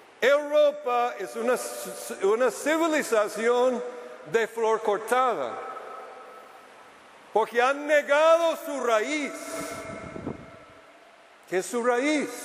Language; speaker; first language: Spanish; non-native, fluent; English